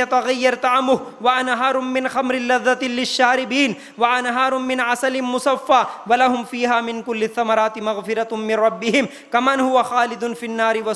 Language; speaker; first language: Hindi; non-native, local second language; Urdu